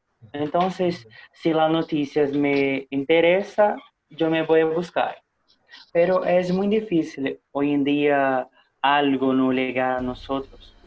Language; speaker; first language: Spanish; non-native, learner; Portuguese